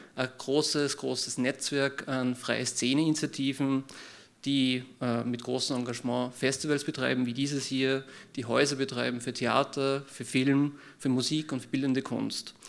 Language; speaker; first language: German; native; German